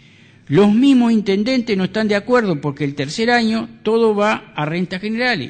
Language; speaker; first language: Spanish; native; Spanish